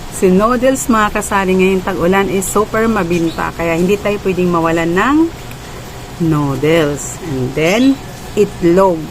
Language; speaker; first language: Filipino; non-native, local second language; Cebuano